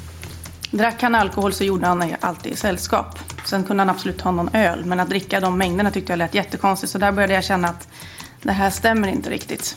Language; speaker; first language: Swedish; native; Swedish